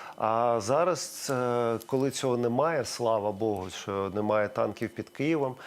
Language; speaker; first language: Ukrainian; non-native, local second language; Russian